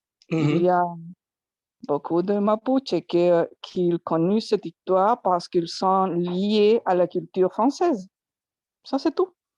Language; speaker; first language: French; non-native, learner; Spanish